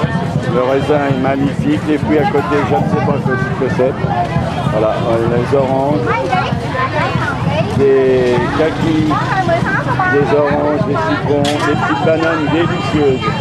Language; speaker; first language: French; native; French